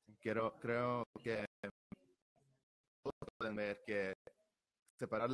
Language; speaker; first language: Spanish; early bilingual, heritage; Spanish